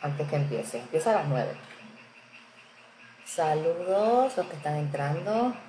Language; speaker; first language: Spanish; native; Spanish